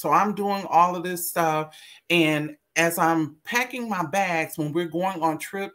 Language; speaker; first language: English; native; English